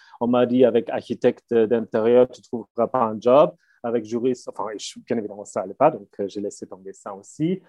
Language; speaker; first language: French; non-native, fluent; German